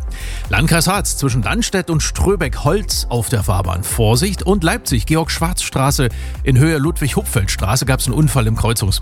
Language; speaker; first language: German; native; German